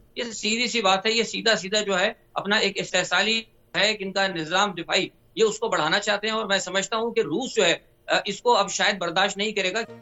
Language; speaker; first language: Urdu; native; Urdu